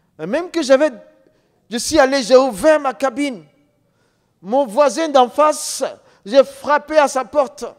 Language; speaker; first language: French; non-native, local second language; Dyula